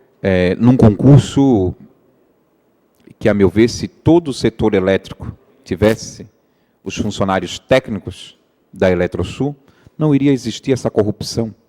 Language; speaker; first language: Portuguese; native; Portuguese